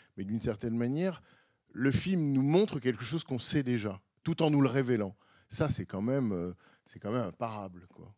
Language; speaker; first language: French; native; French